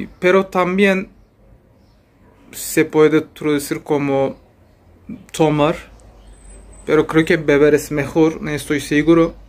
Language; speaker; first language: Spanish; non-native, fluent; Turkish